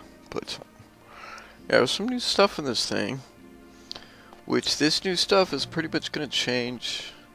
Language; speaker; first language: English; native; English